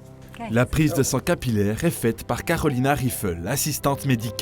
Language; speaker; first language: French; native; French